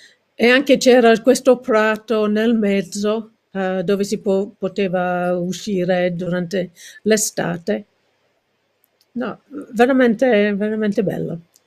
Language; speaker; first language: Italian; non-native, fluent; English